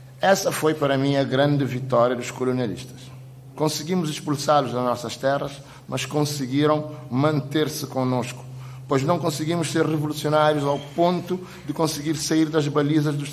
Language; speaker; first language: Portuguese; non-native, local second language; Kabuverdianu